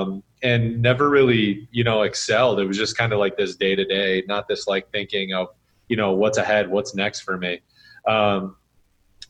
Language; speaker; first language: English; native; English